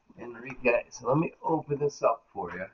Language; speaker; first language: English; native; English